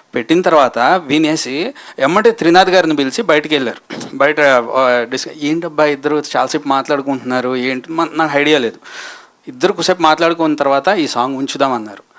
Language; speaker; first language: Telugu; native; Telugu